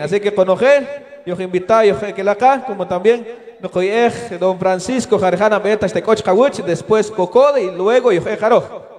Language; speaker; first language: Spanish; non-native, local second language; Kaqchikel